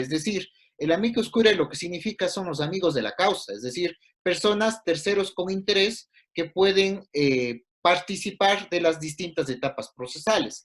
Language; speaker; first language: Spanish; native; Spanish